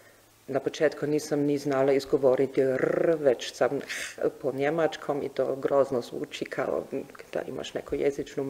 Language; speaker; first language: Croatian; non-native, fluent; German